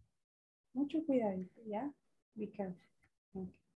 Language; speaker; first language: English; non-native, learner; Spanish